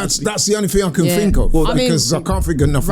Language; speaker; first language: English; native; English